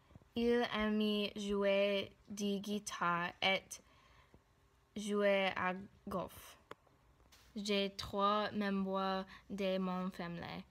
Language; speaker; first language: French; non-native, learner; English